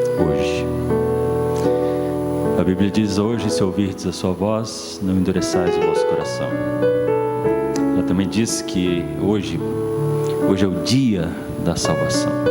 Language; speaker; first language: Portuguese; native; Portuguese